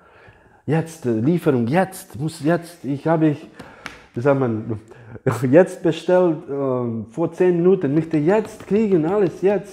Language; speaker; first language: German; non-native, fluent; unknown